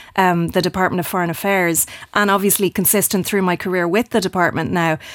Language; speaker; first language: English; native; English